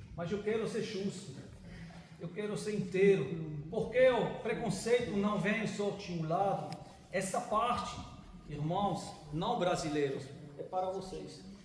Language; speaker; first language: Portuguese; non-native, fluent; German